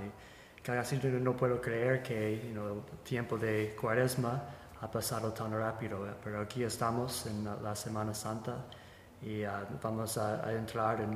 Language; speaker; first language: Spanish; non-native, fluent; English